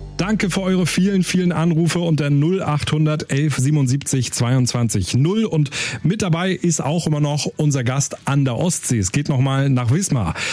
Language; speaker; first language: German; native; German